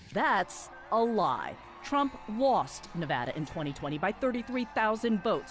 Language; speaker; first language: English; native; English